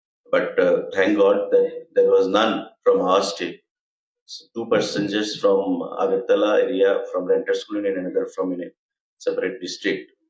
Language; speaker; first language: English; non-native, local second language; Bangla